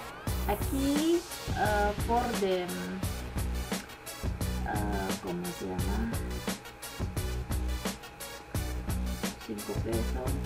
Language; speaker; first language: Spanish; non-native, learner; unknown